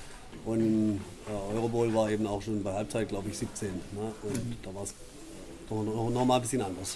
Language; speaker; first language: German; native; German